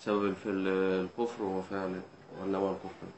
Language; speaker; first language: Arabic; native; Arabic